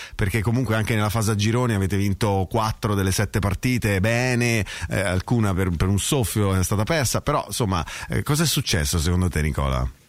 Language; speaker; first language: Italian; native; Italian